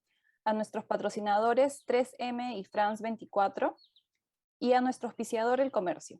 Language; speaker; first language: Spanish; native; Spanish